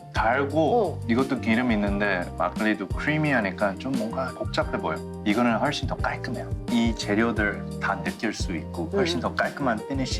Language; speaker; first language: Korean; early bilingual, heritage; English